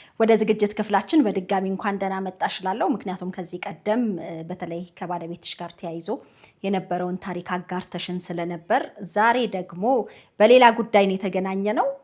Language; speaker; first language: Amharic; native; Amharic